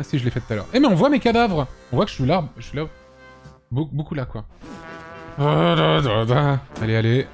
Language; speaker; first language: French; native; French